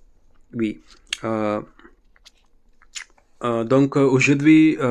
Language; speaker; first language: French; non-native, learner; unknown